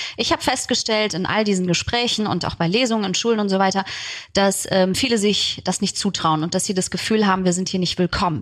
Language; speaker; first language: German; early bilingual, other home language; Turkish